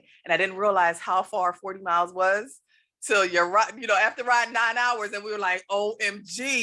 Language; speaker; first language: English; native; English